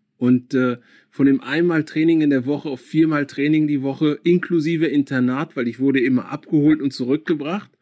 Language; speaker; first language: German; early bilingual, other home language; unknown